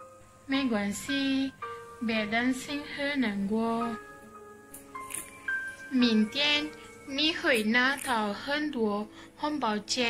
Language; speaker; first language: Chinese; non-native, learner; Malay